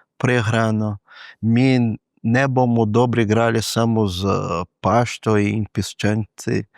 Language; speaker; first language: Slovenian; non-native, fluent; Portuguese